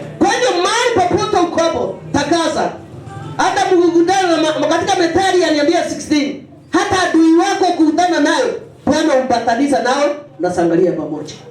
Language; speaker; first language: Swahili; non-native, local second language; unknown